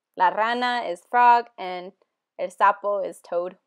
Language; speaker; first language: English; native; English